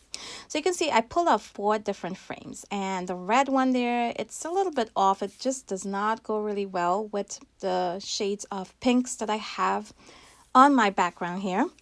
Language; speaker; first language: English; native; English